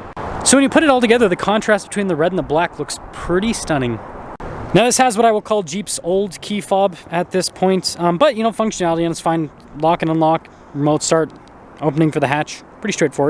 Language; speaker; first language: English; native; English